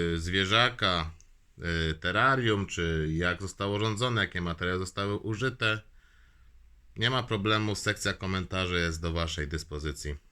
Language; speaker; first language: Polish; native; Polish